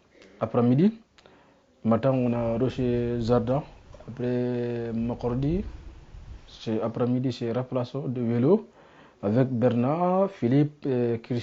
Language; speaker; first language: French; non-native, learner; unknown